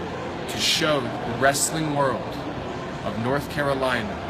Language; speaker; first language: English; native; English